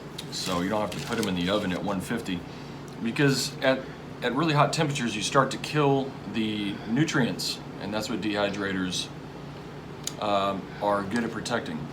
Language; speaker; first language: English; native; English